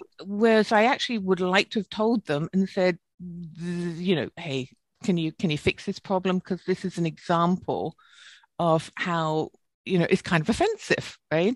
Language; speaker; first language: English; native; English